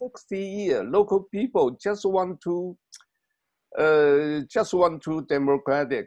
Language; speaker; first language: English; non-native, learner; Chinese